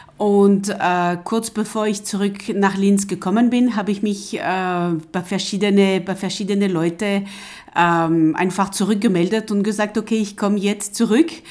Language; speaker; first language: German; non-native, fluent; French